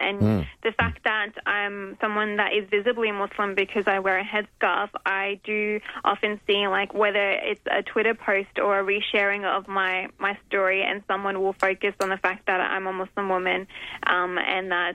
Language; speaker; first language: English; native; English